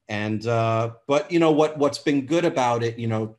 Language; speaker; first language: English; native; English